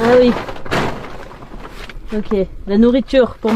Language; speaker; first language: French; native; French